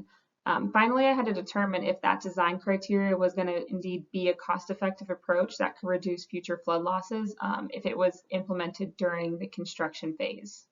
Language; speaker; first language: English; native; English